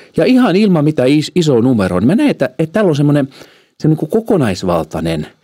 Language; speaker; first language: Finnish; early bilingual, heritage; Finnish